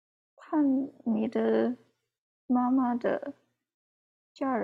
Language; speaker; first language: Chinese; non-native, learner; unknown